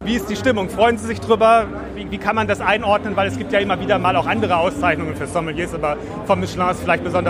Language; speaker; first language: German; native; German